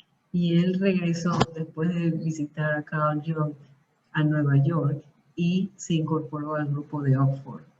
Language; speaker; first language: Spanish; early bilingual, heritage; Spanish